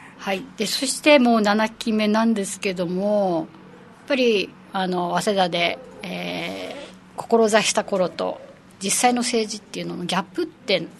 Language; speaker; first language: Japanese; native; Japanese